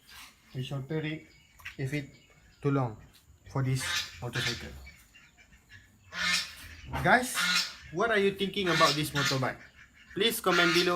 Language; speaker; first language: English; non-native, local second language; Malay